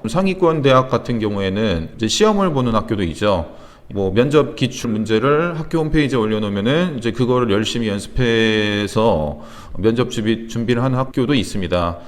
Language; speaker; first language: Korean; native; Korean